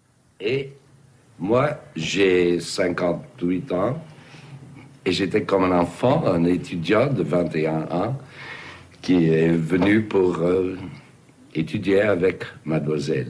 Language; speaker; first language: French; non-native, fluent; English